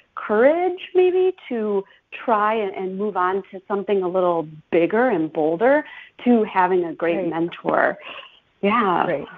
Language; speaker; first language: English; native; English